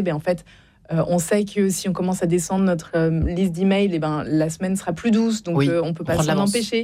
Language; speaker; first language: French; native; French